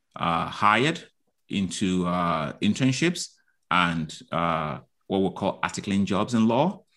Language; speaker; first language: English; non-native, local second language; Igbo